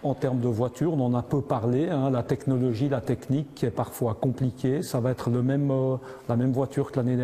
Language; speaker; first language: French; native; French